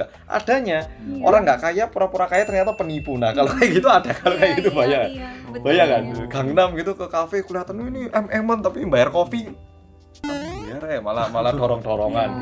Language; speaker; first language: Indonesian; non-native, fluent; Korean